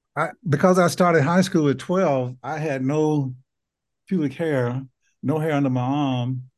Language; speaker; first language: English; native; English